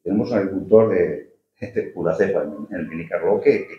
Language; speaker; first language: Spanish; native; Spanish